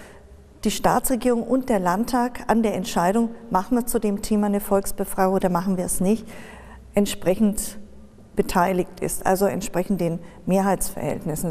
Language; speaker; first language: German; native; German